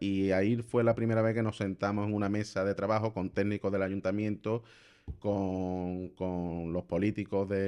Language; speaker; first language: Spanish; native; Spanish